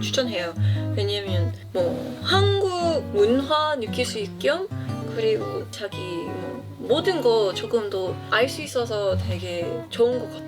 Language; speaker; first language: Korean; non-native, fluent; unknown